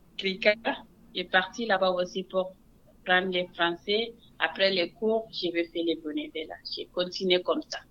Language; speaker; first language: French; non-native, local second language; Wolof